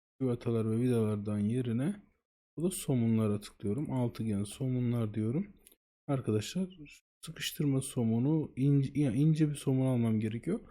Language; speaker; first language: Turkish; native; Turkish